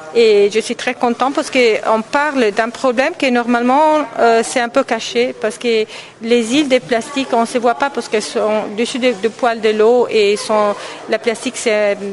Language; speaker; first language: French; non-native, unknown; Italian